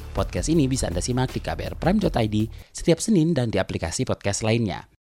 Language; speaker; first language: Indonesian; native; Indonesian